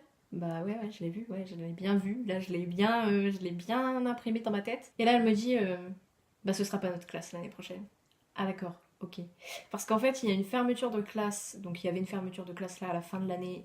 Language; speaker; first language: French; native; French